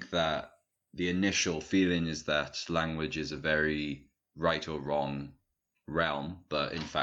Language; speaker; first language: English; native; English